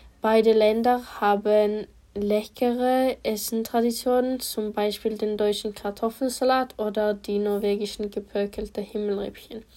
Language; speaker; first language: German; non-native, learner; Polish